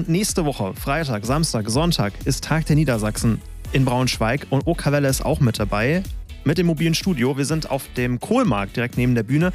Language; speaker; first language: German; native; German